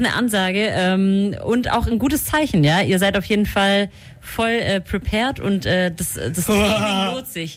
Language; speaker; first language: German; native; German